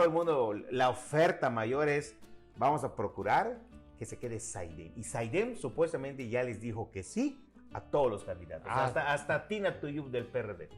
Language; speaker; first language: Spanish; native; Spanish